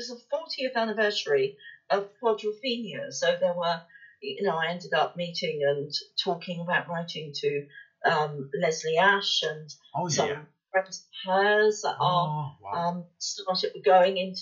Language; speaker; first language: English; native; English